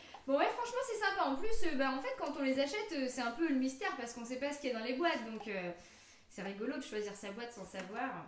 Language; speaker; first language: French; native; French